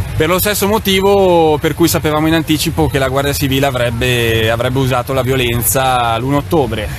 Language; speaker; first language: Italian; non-native, fluent; Catalan